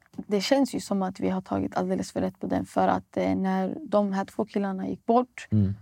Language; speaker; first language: Swedish; early bilingual, other home language; Somali